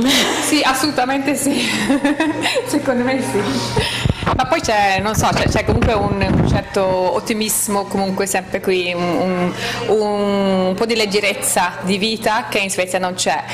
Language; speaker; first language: Italian; non-native, fluent; Swedish